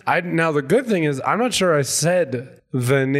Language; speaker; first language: English; native; English